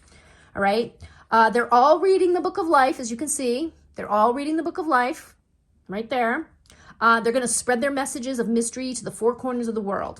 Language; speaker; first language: English; native; English